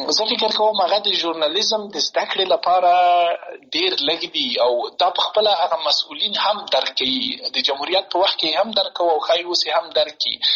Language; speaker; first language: Pashto; native; Pashto